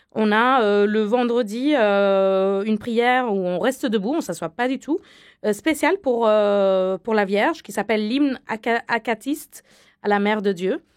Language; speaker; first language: French; non-native, fluent; Arabic